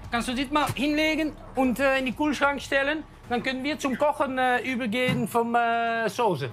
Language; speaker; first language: German; non-native, learner; Dutch